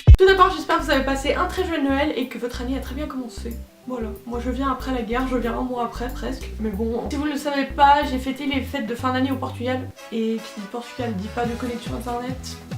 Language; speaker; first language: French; native; French